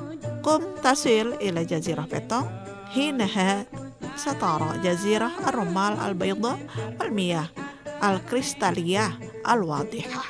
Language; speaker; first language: Arabic; non-native, fluent; Indonesian